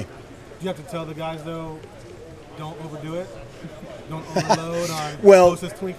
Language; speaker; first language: English; native; English